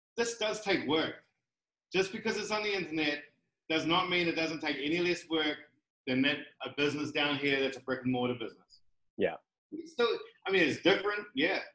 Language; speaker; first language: English; native; English